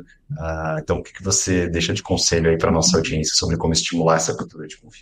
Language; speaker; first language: Portuguese; native; Portuguese